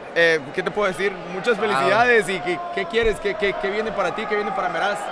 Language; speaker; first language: Spanish; native; Spanish